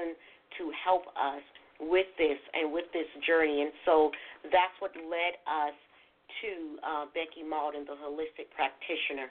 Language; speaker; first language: English; native; English